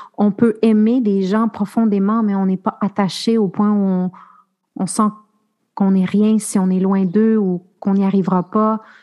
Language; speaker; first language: French; native; French